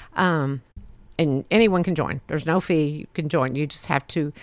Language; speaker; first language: English; early bilingual, other home language; Spanish